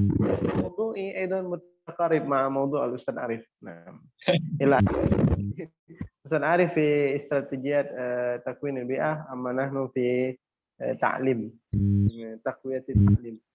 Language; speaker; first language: Arabic; non-native, fluent; Indonesian